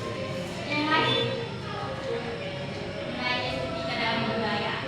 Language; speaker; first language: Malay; non-native, local second language; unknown